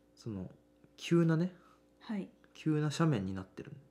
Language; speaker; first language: Japanese; native; Japanese